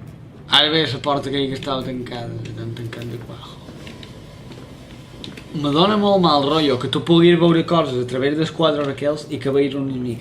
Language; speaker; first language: Catalan; native; Catalan